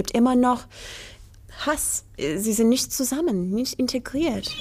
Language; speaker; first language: German; non-native, learner; English